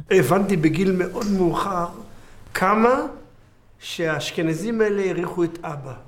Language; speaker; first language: Hebrew; native; Hebrew